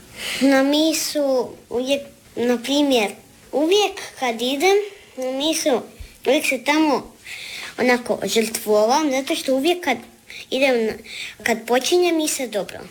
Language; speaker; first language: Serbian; early bilingual, other home language; Spanish